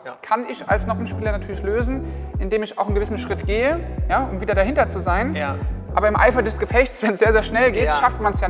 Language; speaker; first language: German; native; German